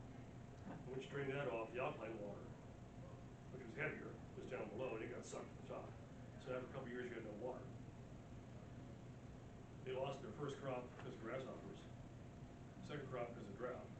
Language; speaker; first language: English; native; English